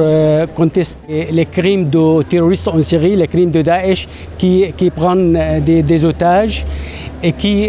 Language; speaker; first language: French; non-native, learner; Arabic